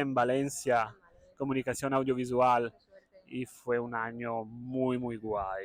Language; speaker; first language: Spanish; non-native, fluent; Italian